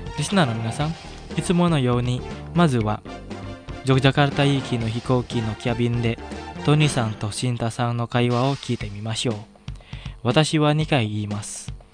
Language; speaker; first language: Japanese; non-native, fluent; Indonesian